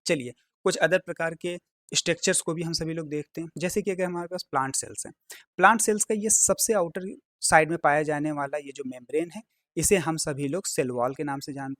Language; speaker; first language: Hindi; native; Hindi